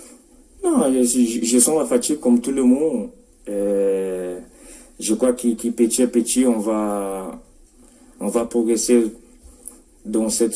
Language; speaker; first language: French; non-native, fluent; Portuguese